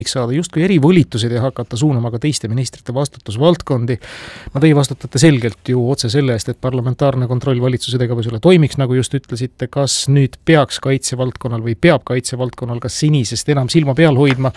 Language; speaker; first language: Estonian; native; Estonian